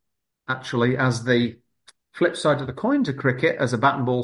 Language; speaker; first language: English; native; English